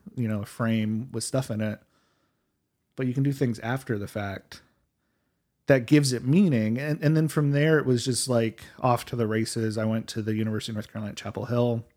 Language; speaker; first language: English; native; English